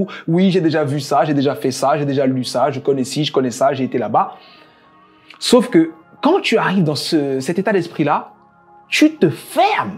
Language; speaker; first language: French; native; French